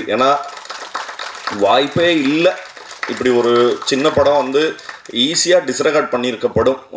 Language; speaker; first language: Tamil; native; Tamil